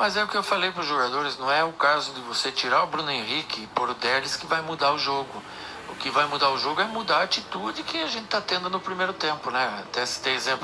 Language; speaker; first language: Portuguese; native; Portuguese